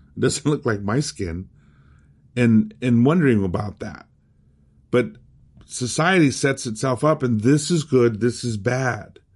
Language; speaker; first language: English; early bilingual, other home language; Spanish